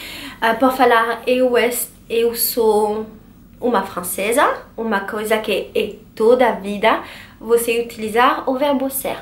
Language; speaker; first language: Portuguese; non-native, learner; French